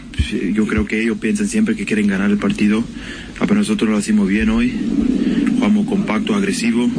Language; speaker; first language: Spanish; non-native, fluent; French